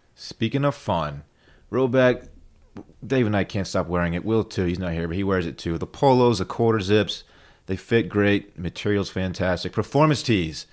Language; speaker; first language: English; native; English